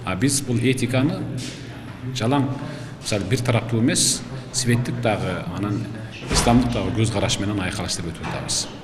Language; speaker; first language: Kyrgyz; native; Kyrgyz